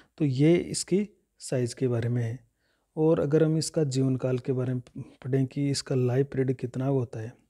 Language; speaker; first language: Hindi; native; Hindi